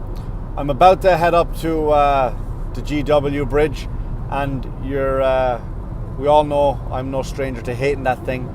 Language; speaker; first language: English; native; English